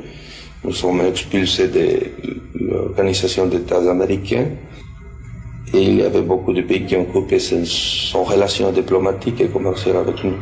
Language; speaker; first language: French; non-native, fluent; Spanish